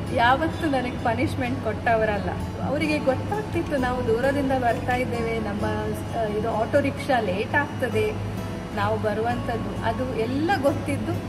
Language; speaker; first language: Kannada; native; Kannada